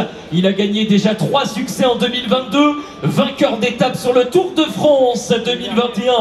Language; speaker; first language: French; native; French